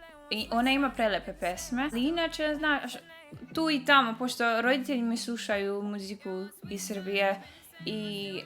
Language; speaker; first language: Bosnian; early bilingual, heritage; Dutch